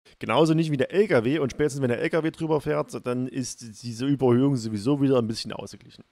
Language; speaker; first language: German; native; German